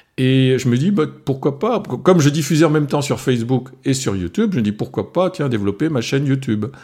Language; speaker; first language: French; non-native, local second language; Swiss German